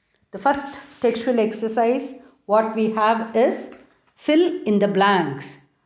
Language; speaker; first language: English; non-native, local second language; Tamil